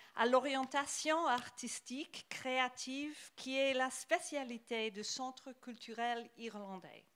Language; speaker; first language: French; non-native, fluent; English